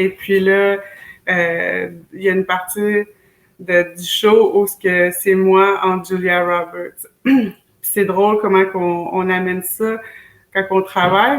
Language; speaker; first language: French; native; French